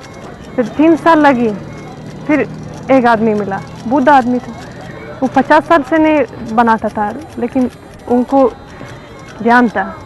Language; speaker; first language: Hindi; non-native, learner; Swedish